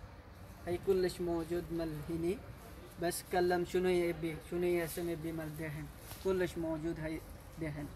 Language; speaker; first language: Arabic; non-native, learner; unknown